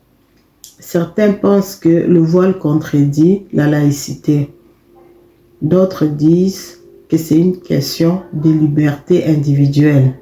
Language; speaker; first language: French; non-native, fluent; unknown